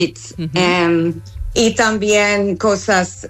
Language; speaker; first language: Spanish; non-native, fluent; English